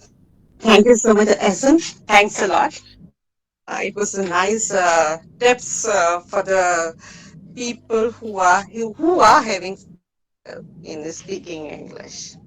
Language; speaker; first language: English; non-native, learner; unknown